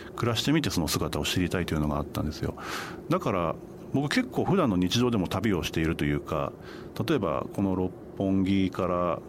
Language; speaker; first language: Japanese; native; Japanese